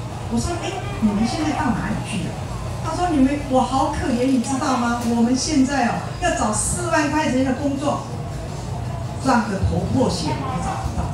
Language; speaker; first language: Chinese; non-native, local second language; Hakka Chinese